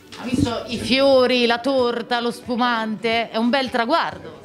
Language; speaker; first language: Italian; native; Italian